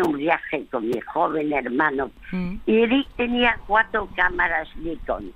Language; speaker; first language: Spanish; early bilingual, other home language; French